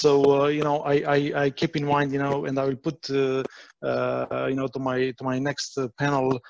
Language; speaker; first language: English; non-native, fluent; Romanian